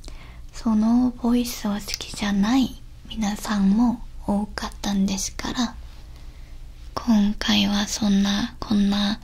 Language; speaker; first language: Japanese; non-native, learner; Korean